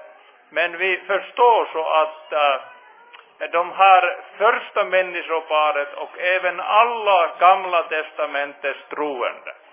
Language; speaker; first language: Swedish; non-native, fluent; Finnish